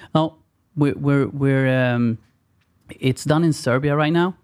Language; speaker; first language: English; non-native, fluent; Swedish